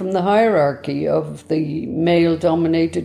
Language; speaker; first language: English; native; English